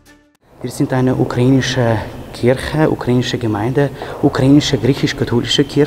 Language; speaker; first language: German; non-native, fluent; Ukrainian